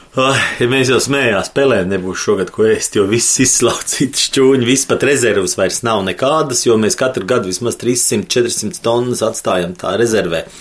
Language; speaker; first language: Latvian; native; Latvian